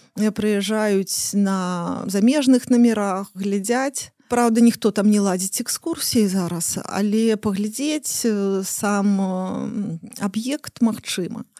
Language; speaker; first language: Belarusian; non-native, local second language; Russian